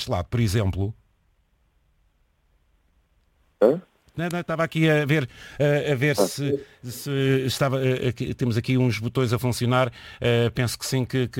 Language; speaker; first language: Portuguese; native; Portuguese